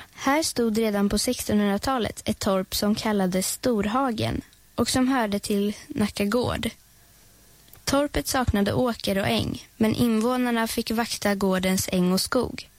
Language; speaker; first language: Swedish; native; Swedish